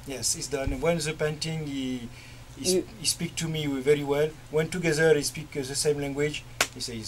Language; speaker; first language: English; non-native, learner; French